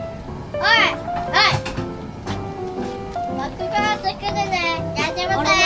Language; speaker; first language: Japanese; early bilingual, heritage; Japanese